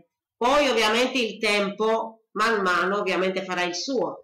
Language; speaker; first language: Italian; native; Italian